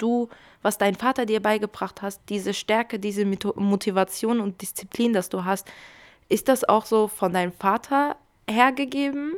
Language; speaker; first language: German; early bilingual, other home language; Kurdish